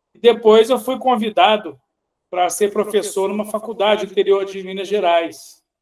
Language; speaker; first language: Portuguese; native; Portuguese